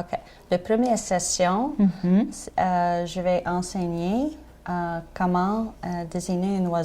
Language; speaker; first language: French; non-native, learner; English